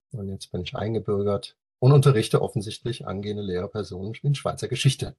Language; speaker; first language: German; native; German